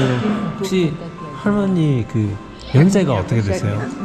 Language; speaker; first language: Korean; native; Korean